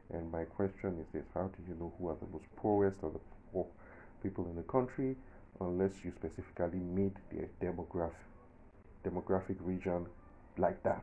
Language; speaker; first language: English; non-native, local second language; Yoruba